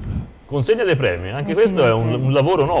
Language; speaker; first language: Italian; native; Italian